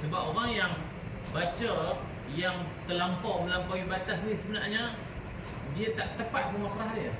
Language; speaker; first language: Malay; native; Malay